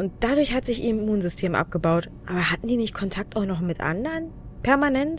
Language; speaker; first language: German; native; German